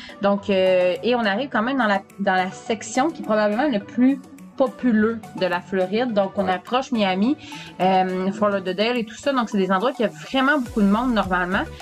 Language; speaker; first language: French; native; French